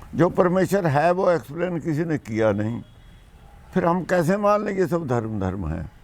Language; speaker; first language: Hindi; non-native, local second language; Punjabi